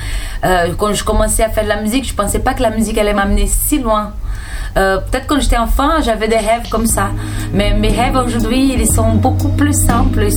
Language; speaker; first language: French; non-native, fluent; Portuguese